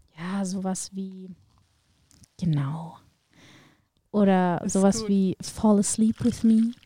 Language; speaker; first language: German; native; German